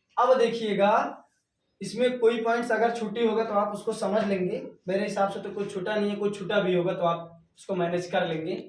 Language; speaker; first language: Hindi; native; Hindi